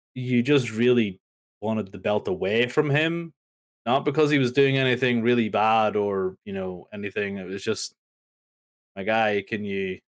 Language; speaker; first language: English; native; English